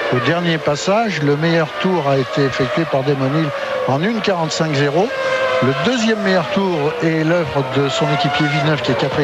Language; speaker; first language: French; native; French